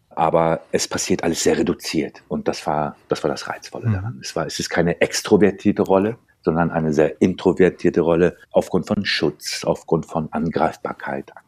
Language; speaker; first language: German; early bilingual, other home language; Turkish